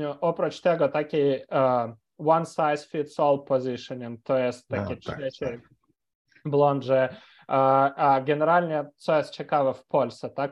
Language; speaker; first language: Polish; non-native, fluent; Ukrainian